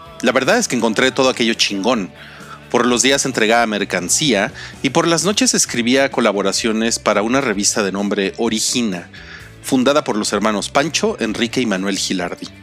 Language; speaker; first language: Spanish; native; Spanish